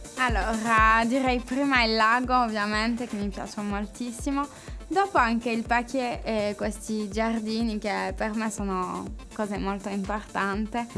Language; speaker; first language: Italian; non-native, fluent; French